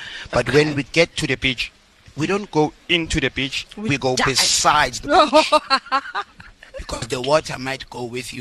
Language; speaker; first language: English; non-native, local second language; Zulu